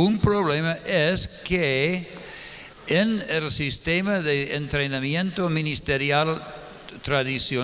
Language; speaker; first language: Spanish; non-native, fluent; English